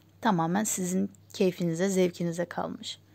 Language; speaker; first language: Turkish; native; Turkish